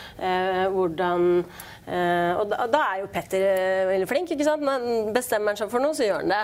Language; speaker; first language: Norwegian; native; Norwegian